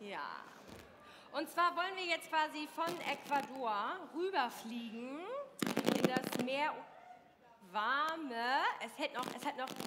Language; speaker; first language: German; native; German